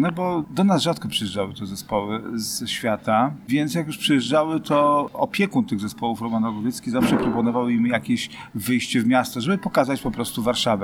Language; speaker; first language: Polish; native; Polish